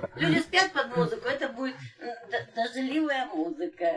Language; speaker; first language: Russian; native; Russian